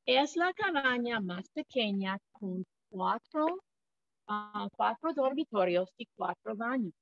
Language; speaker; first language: Spanish; non-native, fluent; English